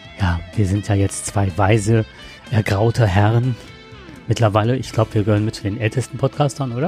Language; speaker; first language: German; native; German